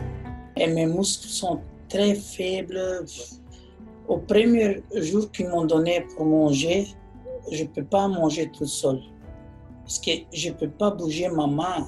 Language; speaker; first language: French; non-native, learner; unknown